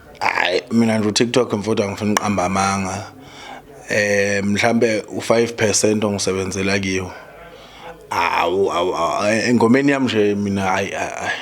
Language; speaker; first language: Zulu; native; Zulu